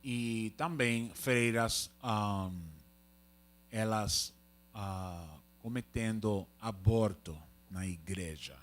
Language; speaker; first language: Portuguese; non-native, learner; Spanish